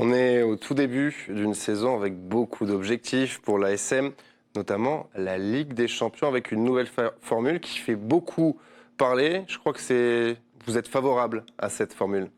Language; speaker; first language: French; native; French